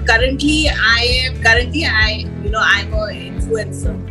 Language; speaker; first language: English; non-native, local second language; Hindi